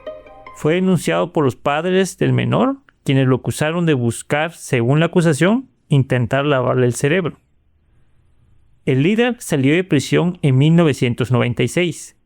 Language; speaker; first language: Spanish; native; Spanish